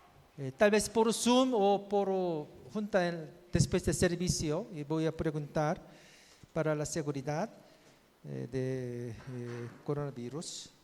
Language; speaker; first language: Spanish; non-native, fluent; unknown